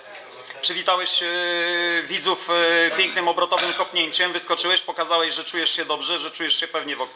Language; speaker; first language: Polish; native; Polish